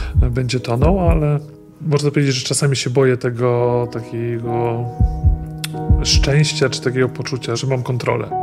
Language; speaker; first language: Polish; native; Polish